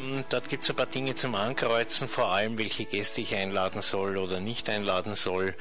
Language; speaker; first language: German; native; German